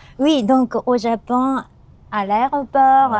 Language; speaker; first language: French; non-native, learner; Japanese